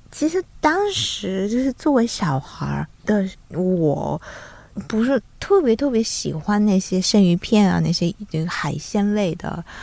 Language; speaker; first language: Chinese; non-native, fluent; Japanese